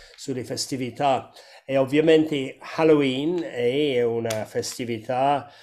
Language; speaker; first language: Italian; non-native, fluent; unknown